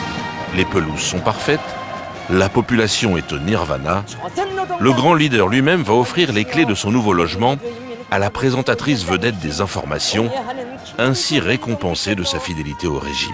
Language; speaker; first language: French; native; French